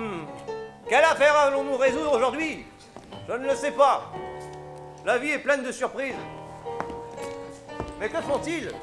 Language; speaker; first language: French; native; French